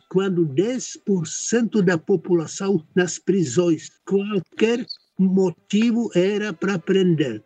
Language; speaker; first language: Portuguese; non-native, fluent; Czech